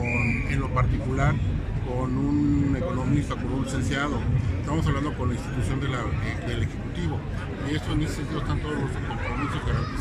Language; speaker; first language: Spanish; native; Spanish